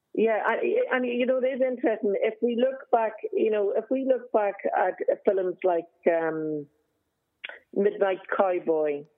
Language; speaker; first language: English; native; English